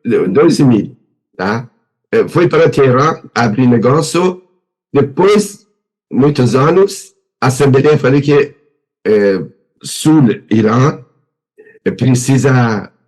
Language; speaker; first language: Portuguese; non-native, learner; Persian